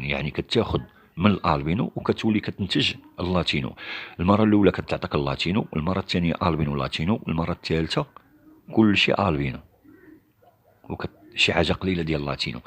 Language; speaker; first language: Arabic; native; Arabic